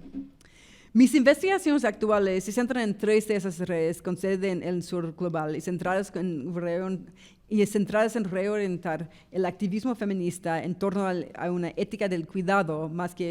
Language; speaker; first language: Spanish; non-native, fluent; English